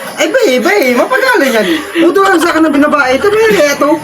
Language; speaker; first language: Filipino; non-native, local second language; Bikol